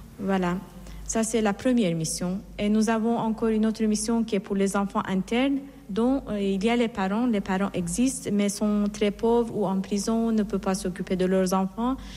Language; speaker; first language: French; non-native, fluent; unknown